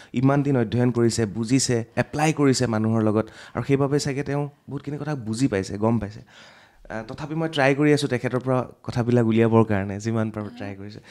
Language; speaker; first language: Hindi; non-native, local second language; Assamese